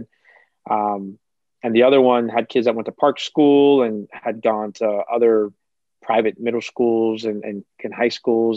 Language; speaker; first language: English; early bilingual, other home language; Kabuverdianu